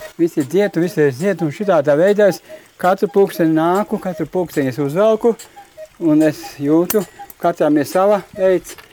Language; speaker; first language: Latvian; native; Latvian